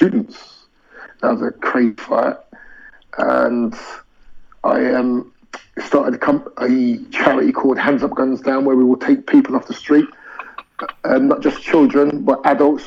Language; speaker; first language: English; native; English